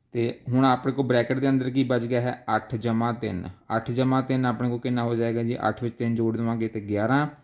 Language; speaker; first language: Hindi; non-native, local second language; Punjabi